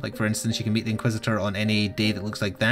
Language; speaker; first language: English; native; English